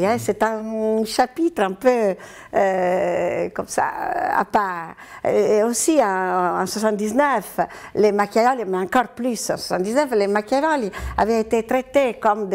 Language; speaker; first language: French; non-native, fluent; Italian